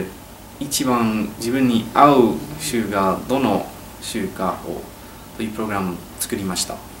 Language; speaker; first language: Japanese; non-native, learner; English